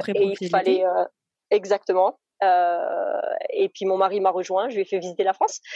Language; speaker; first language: French; native; French